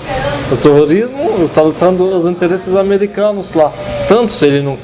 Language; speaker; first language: Portuguese; non-native, fluent; Arabic